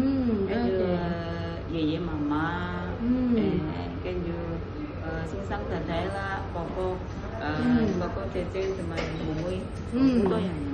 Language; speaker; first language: Cantonese; non-native, fluent; Indonesian